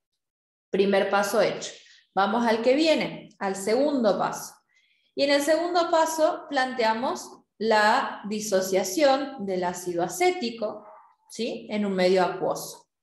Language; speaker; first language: Spanish; native; Spanish